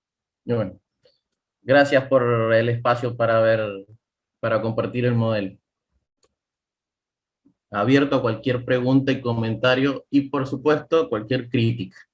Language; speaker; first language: Spanish; native; Spanish